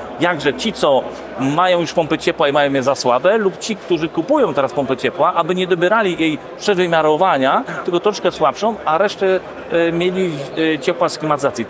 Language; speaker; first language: Polish; native; Polish